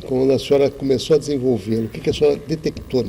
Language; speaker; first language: Portuguese; native; Portuguese